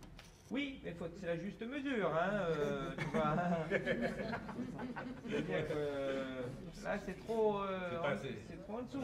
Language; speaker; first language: French; native; French